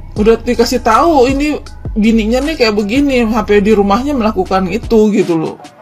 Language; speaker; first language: Indonesian; native; Indonesian